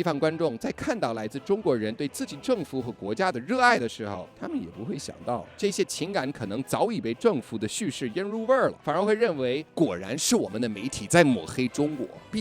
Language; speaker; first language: Chinese; non-native, fluent; English